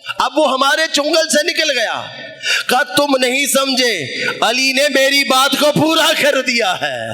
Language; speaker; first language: Urdu; non-native, local second language; Punjabi